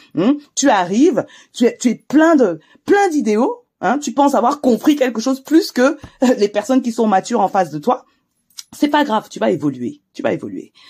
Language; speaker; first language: French; native; French